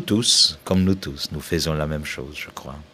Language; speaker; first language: French; non-native, fluent; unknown